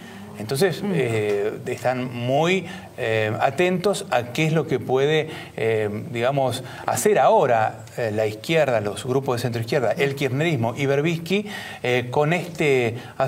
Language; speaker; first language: Spanish; native; Spanish